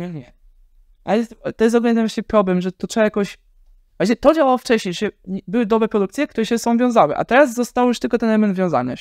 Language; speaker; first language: Polish; native; Polish